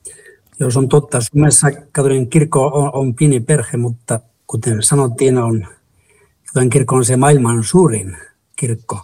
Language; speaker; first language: Finnish; non-native, fluent; Spanish